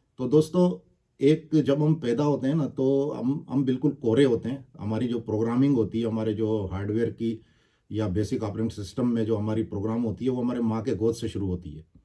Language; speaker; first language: Urdu; non-native, local second language; Baluchi